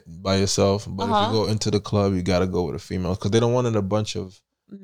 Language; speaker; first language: English; early bilingual, other home language; Italian